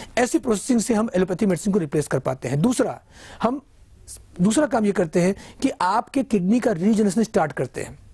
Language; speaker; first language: Hindi; native; Hindi